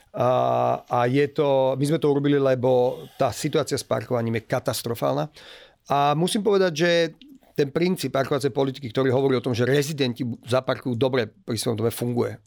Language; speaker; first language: Slovak; native; Slovak